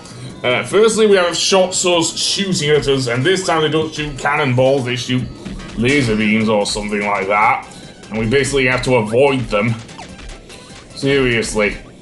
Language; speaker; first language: English; native; English